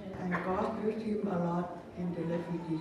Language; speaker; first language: English; non-native, learner; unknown